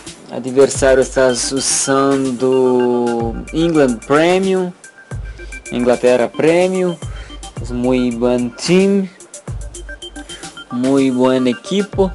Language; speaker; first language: Portuguese; non-native, learner; Spanish